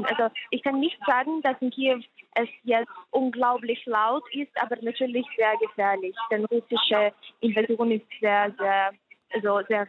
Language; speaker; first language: German; non-native, fluent; Ukrainian